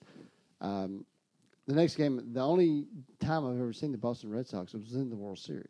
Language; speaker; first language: English; native; English